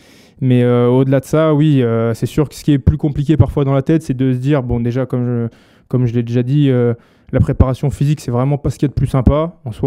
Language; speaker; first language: French; native; French